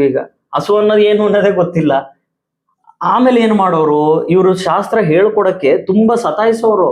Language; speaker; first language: Kannada; native; Kannada